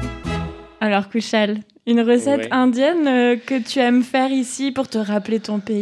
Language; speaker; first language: French; native; French